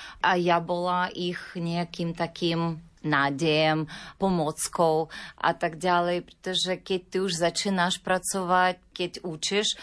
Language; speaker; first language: Slovak; non-native, learner; Ukrainian